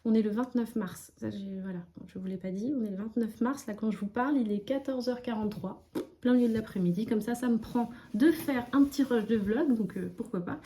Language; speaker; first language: French; native; French